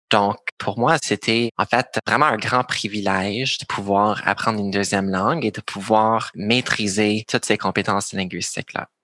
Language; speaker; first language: French; non-native, local second language; English